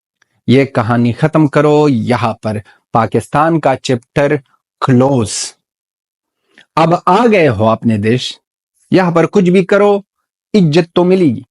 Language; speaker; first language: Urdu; non-native, fluent; Pashto